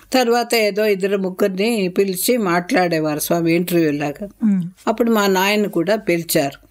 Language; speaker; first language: Telugu; non-native, local second language; Tamil